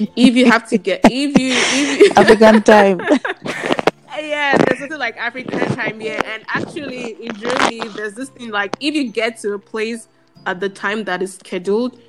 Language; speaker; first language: English; non-native, local second language; Yoruba